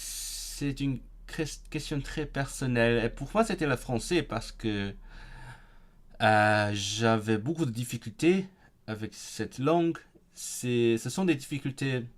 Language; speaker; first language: French; non-native, fluent; Cantonese